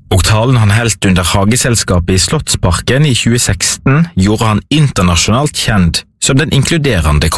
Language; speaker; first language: Norwegian; native; Norwegian